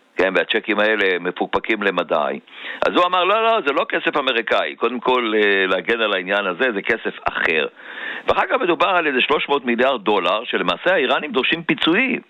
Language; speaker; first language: Hebrew; native; Hebrew